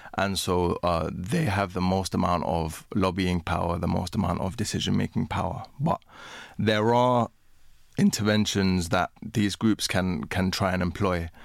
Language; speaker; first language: English; native; English